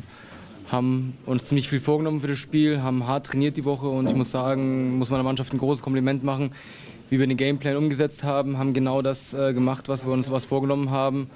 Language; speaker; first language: German; native; German